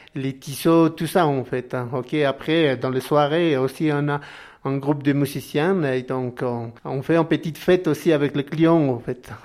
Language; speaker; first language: French; non-native, learner; Spanish